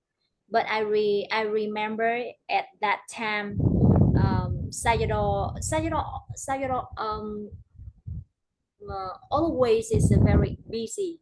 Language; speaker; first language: English; non-native, learner; Vietnamese